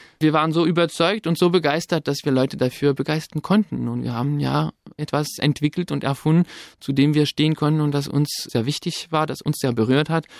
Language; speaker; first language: German; non-native, fluent; French